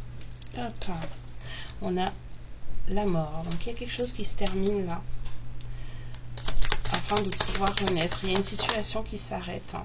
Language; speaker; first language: French; native; French